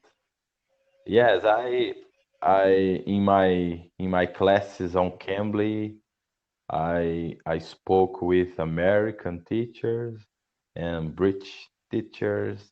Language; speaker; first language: English; non-native, learner; Portuguese